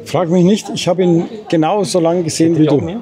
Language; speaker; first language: German; native; German